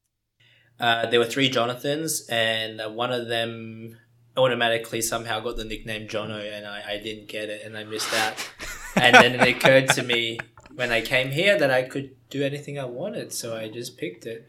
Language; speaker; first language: English; native; English